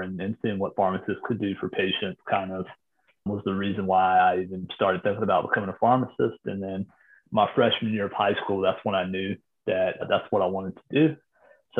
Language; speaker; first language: English; native; English